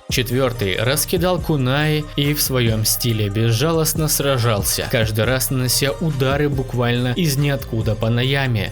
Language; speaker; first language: Russian; native; Russian